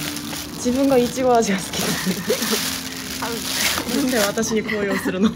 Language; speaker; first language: Japanese; non-native, fluent; Korean